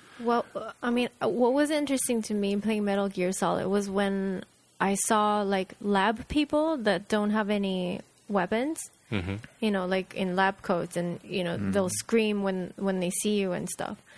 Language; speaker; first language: English; non-native, fluent; Japanese